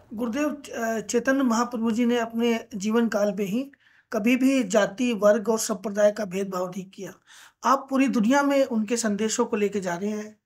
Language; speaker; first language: Hindi; native; Hindi